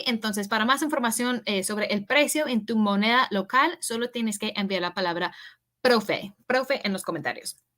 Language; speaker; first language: Spanish; early bilingual, heritage; English